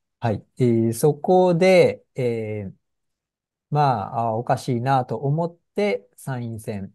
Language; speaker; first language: Japanese; native; Japanese